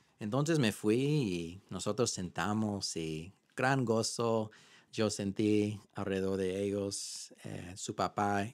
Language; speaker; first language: Spanish; early bilingual, heritage; Spanish